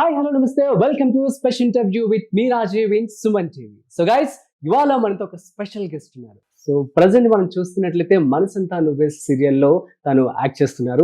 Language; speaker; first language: Telugu; native; Telugu